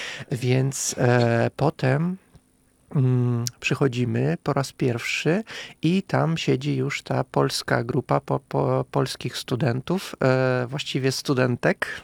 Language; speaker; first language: Polish; non-native, fluent; Russian